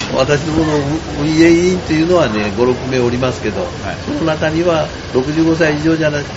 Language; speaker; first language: Japanese; native; Japanese